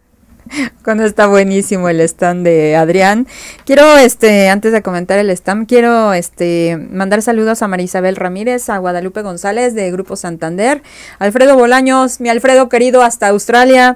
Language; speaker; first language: Spanish; native; Spanish